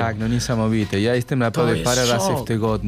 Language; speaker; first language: Polish; non-native, learner; Spanish